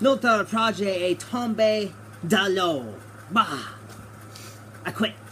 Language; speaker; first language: French; non-native, learner; English